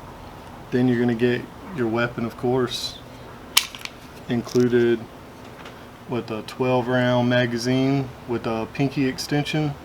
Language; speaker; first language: English; native; English